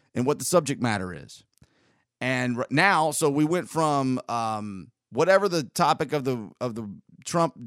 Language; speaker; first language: English; native; English